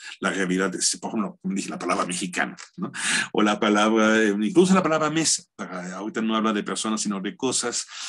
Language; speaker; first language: Spanish; non-native, fluent; German